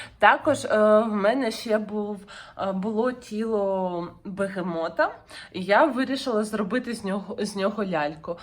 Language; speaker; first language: Ukrainian; non-native, local second language; Russian